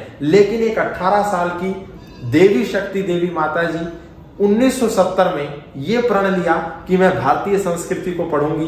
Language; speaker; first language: Hindi; native; Hindi